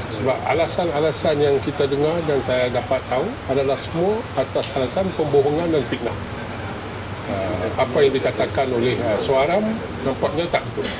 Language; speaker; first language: Malay; native; Malay